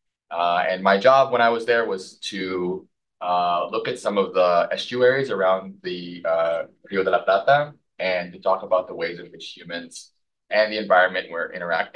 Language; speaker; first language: English; native; English